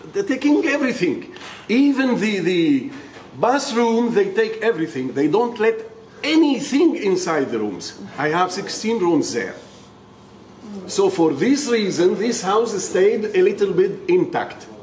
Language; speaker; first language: English; non-native, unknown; Arabic